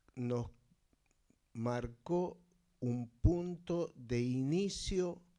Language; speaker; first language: Spanish; native; Spanish